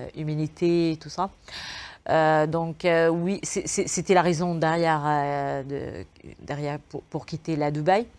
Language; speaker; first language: French; non-native, fluent; Arabic